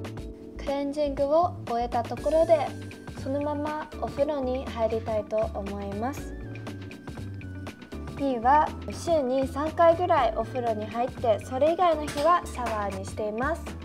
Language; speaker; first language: Japanese; early bilingual, heritage; Japanese